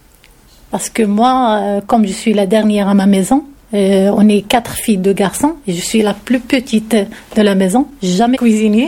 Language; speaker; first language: French; non-native, learner; Arabic